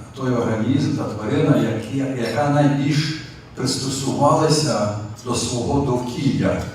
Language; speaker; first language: Ukrainian; early bilingual, heritage; Ukrainian